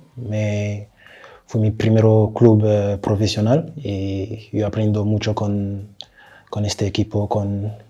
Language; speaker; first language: Spanish; non-native, learner; French